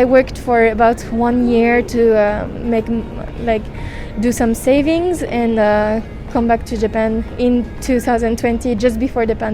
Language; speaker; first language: English; non-native, fluent; French